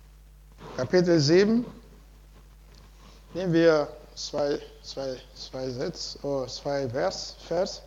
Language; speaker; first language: German; non-native, learner; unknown